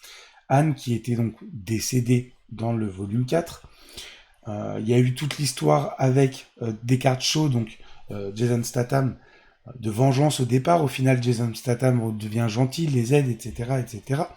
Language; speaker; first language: French; native; French